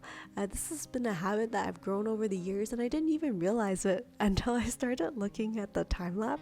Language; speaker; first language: English; native; English